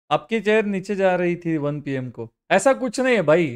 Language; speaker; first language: Hindi; non-native, local second language; Marathi